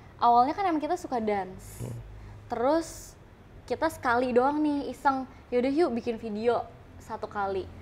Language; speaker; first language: Indonesian; native; Indonesian